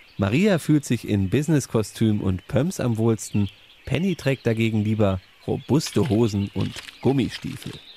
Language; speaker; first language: German; native; German